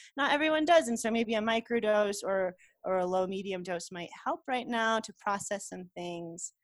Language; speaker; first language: English; native; English